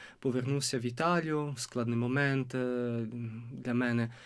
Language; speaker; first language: Ukrainian; non-native, fluent; Italian